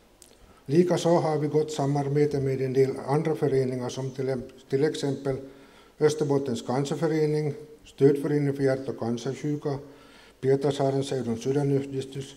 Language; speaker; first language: Swedish; native; Swedish